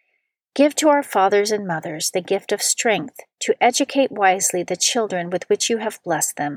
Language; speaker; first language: English; native; English